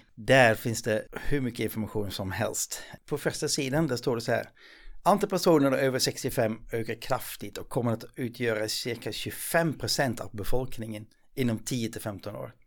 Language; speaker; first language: Swedish; non-native, fluent; Dutch